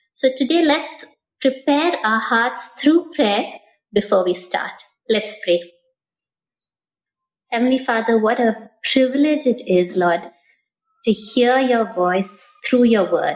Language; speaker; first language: English; non-native, local second language; Tamil